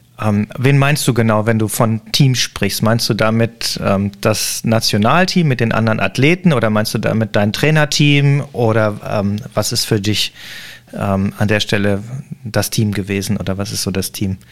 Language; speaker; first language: German; native; German